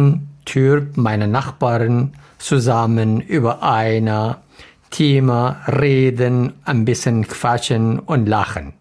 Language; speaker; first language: German; non-native, learner; Arabic